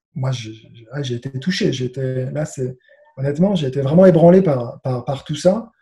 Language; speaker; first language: French; native; French